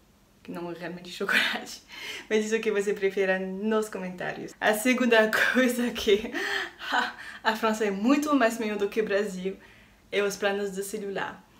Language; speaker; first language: Portuguese; non-native, learner; French